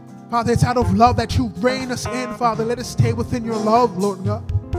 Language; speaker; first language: English; early bilingual, other home language; Haitian Creole